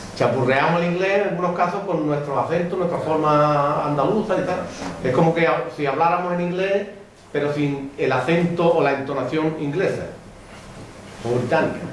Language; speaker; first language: Spanish; native; Spanish